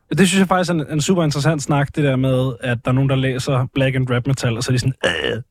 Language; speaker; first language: Danish; native; Danish